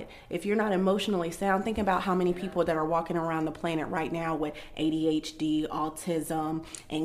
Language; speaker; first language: English; native; English